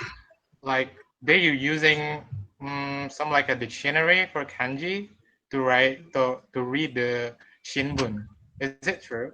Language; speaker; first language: English; non-native, fluent; Indonesian